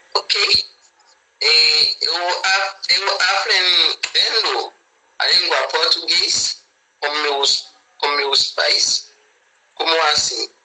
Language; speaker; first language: Portuguese; non-native, fluent; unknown